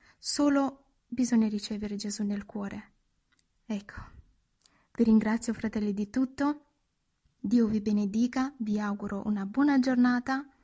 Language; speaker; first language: Italian; non-native, fluent; Romanian